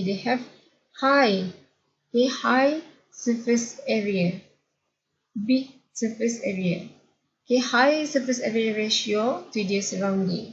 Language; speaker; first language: English; non-native, local second language; Malay